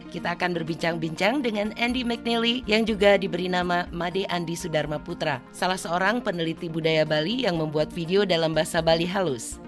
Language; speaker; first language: Indonesian; native; Indonesian